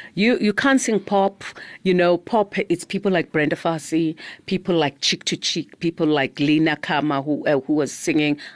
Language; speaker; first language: English; non-native, local second language; Zulu